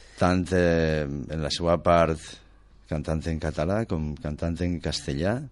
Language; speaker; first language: Catalan; native; Catalan